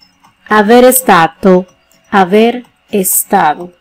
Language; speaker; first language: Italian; non-native, learner; Spanish